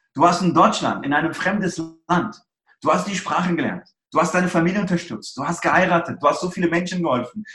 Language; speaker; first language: German; early bilingual, other home language; Persian